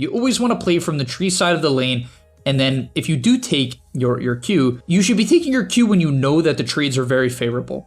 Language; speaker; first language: English; native; English